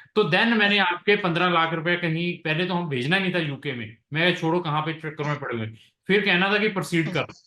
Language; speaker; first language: Hindi; non-native, local second language; Punjabi